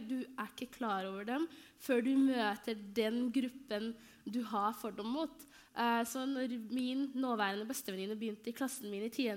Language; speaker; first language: Norwegian; early bilingual, other home language; Somali